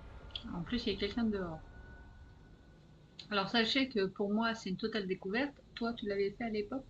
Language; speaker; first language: French; native; French